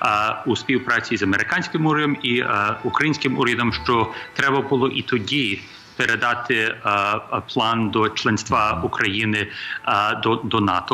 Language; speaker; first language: Ukrainian; early bilingual, heritage; Ukrainian